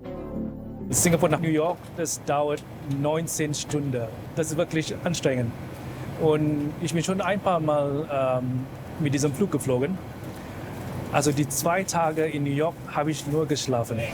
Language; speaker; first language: German; non-native, fluent; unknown